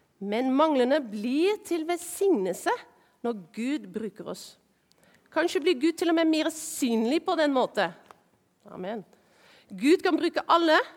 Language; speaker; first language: Norwegian; non-native, fluent; Dutch